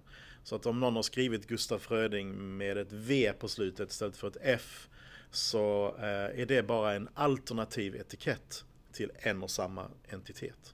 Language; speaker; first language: Swedish; native; Swedish